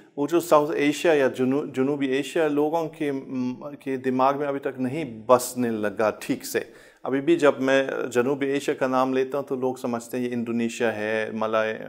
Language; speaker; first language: Urdu; non-native, fluent; German